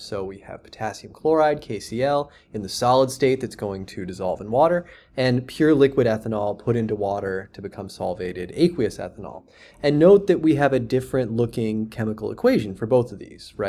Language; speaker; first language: English; native; English